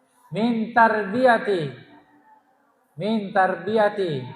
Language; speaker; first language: Arabic; non-native, fluent; Indonesian